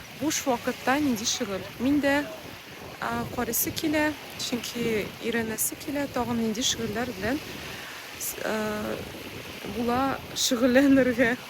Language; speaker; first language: Tatar; non-native, local second language; Russian